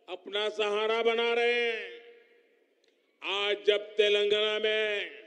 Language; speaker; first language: Hindi; non-native, local second language; Gujarati